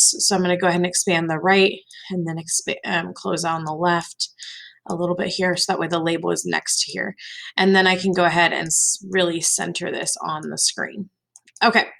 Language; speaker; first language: English; native; English